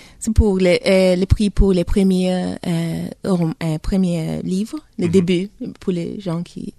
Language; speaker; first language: French; early bilingual, heritage; French